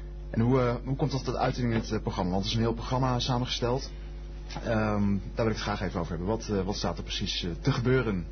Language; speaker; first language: Dutch; native; Dutch